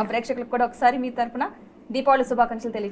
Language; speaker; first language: Telugu; native; Telugu